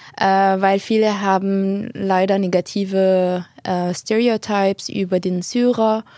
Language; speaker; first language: German; non-native, fluent; Arabic